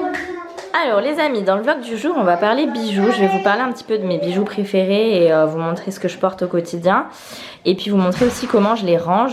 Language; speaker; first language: French; native; French